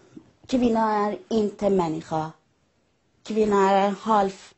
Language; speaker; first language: Swedish; non-native, learner; Persian